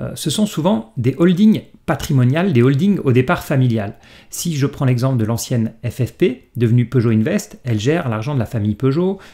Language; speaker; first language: French; native; French